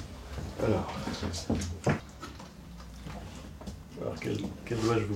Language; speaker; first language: French; native; French